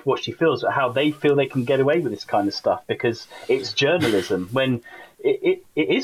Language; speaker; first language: English; native; English